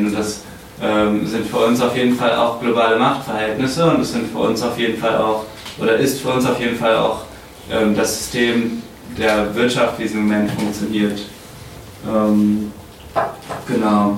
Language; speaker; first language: German; native; German